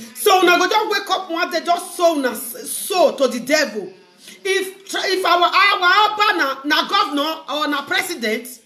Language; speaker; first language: Nigerian Pidgin; non-native, local second language; Bini